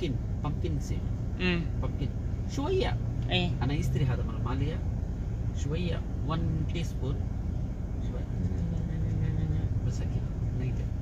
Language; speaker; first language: Arabic; non-native, learner; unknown